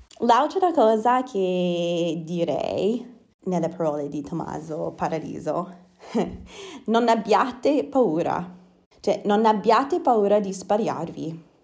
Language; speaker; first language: Italian; non-native, fluent; English